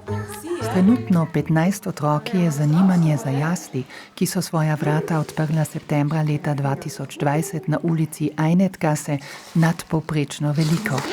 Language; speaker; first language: Slovenian; native; Slovenian